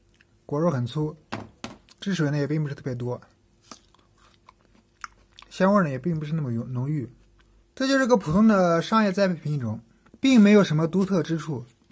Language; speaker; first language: Chinese; native; Chinese